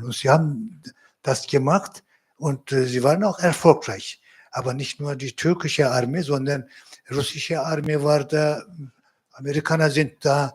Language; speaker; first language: German; non-native, fluent; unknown